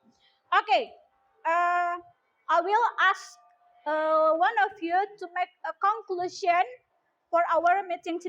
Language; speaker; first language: English; non-native, learner; Indonesian